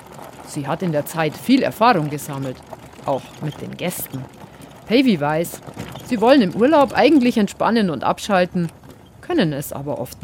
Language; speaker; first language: German; native; German